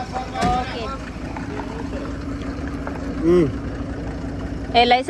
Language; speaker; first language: Hindi; non-native, local second language; Telugu